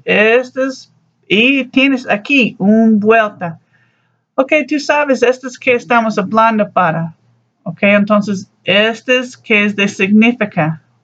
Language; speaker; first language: Spanish; non-native, learner; English